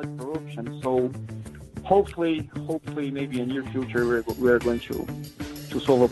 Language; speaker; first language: English; non-native, fluent; Portuguese